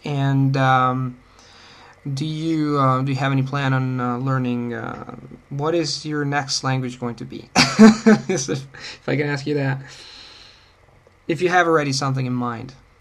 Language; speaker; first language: English; non-native, fluent; Italian